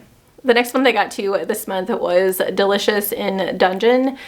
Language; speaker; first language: English; native; English